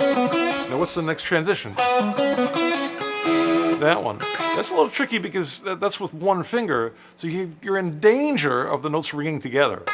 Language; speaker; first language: English; native; English